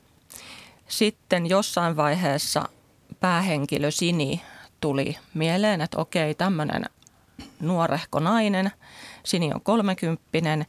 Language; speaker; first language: Finnish; native; Finnish